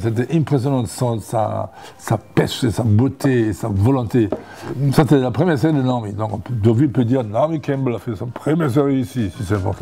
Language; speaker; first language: French; non-native, fluent; German